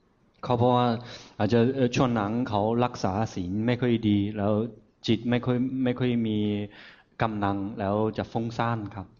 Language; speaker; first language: Thai; non-native, fluent; Chinese